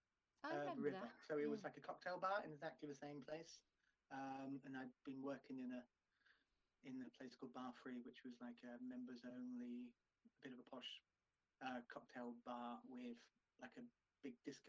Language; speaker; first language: English; native; English